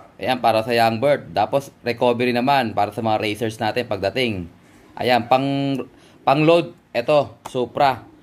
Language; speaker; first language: Filipino; native; Filipino